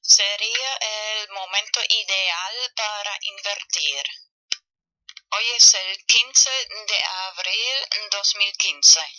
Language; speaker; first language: Spanish; non-native, fluent; German